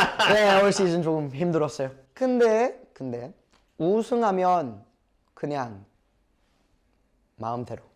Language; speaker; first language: Korean; non-native, learner; English